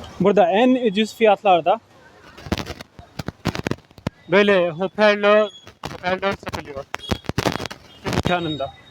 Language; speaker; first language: Turkish; non-native, fluent; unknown